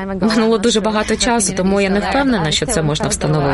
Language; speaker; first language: Ukrainian; native; Ukrainian